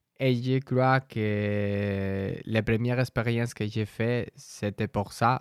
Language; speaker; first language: French; non-native, learner; Spanish